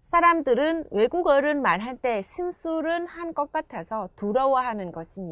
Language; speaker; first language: Korean; non-native, fluent; Vietnamese